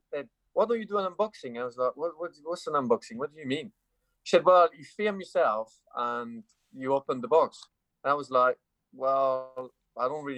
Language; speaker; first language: English; non-native, fluent; French